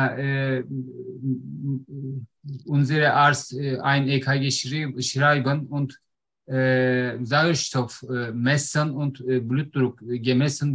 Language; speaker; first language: German; non-native, learner; Turkish